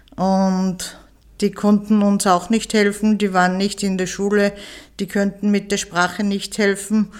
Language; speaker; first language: German; early bilingual, other home language; Turkish